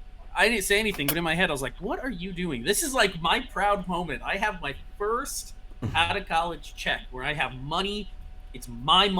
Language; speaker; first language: English; native; English